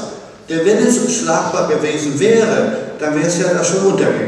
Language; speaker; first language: German; native; German